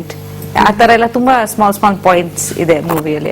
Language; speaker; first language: Kannada; non-native, fluent; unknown